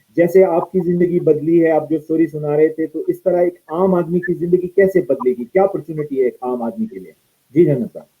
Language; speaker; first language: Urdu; non-native, local second language; Pashto